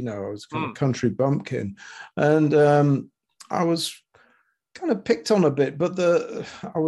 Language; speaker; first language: English; native; English